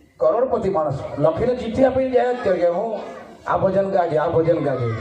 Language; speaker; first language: Gujarati; non-native, local second language; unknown